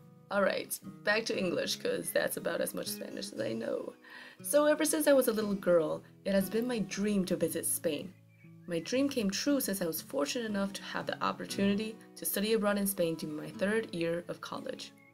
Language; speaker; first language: English; native; English